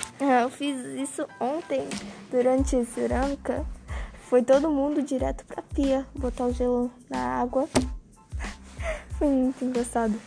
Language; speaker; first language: Portuguese; early bilingual, heritage; Portuguese